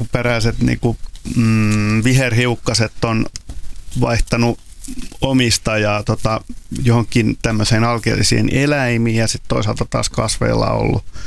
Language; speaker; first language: Finnish; native; Finnish